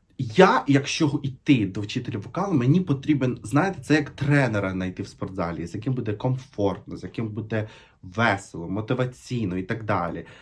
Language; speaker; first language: Ukrainian; native; Ukrainian